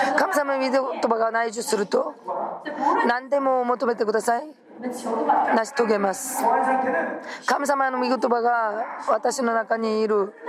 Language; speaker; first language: Japanese; non-native, fluent; Korean